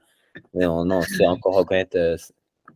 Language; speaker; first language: French; native; French